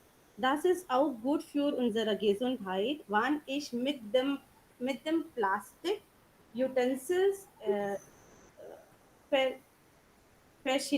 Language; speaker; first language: German; non-native, learner; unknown